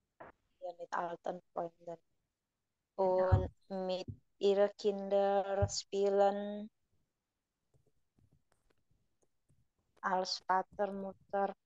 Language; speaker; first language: German; non-native, learner; Indonesian